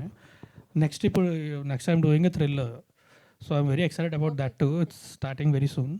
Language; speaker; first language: Telugu; native; Telugu